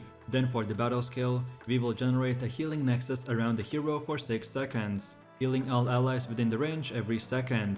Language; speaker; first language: English; non-native, fluent; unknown